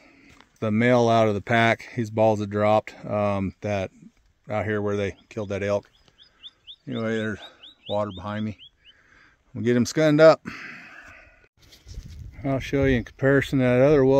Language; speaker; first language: English; native; English